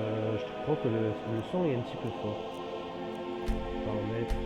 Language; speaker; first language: French; native; French